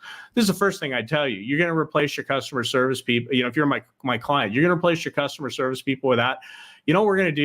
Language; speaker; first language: English; native; English